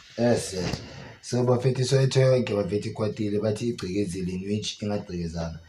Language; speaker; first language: Zulu; native; Zulu